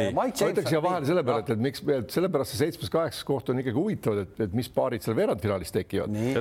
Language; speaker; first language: Estonian; native; Estonian